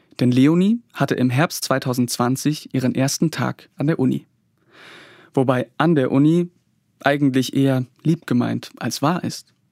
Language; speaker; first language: German; native; German